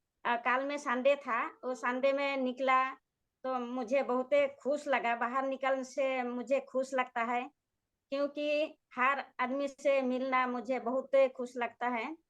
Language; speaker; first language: Hindi; non-native, local second language; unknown